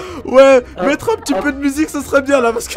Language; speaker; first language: French; native; French